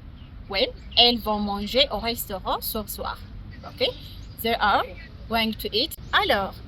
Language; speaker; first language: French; non-native, fluent; Amharic